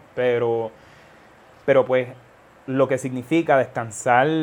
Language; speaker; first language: Spanish; early bilingual, heritage; Spanish